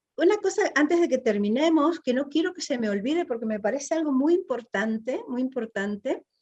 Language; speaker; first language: Spanish; native; Spanish